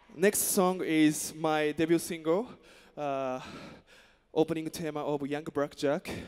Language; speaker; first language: English; non-native, learner; Japanese